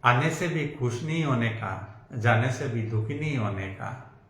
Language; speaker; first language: Hindi; non-native, local second language; Bangla